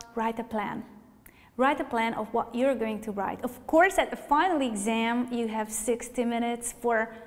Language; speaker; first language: English; non-native, fluent; Hungarian